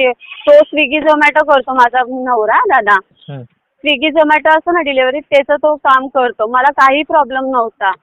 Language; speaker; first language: Marathi; native; Marathi